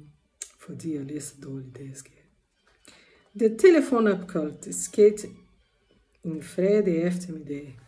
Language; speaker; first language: Danish; non-native, learner; Portuguese